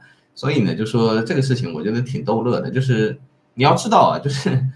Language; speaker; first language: Chinese; native; Chinese